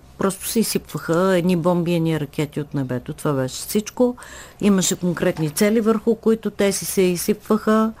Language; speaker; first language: Bulgarian; native; Bulgarian